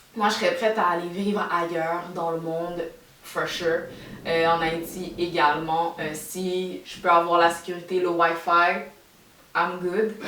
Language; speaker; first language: French; native; French